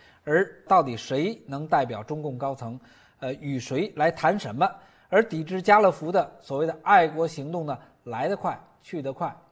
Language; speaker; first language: Chinese; native; Chinese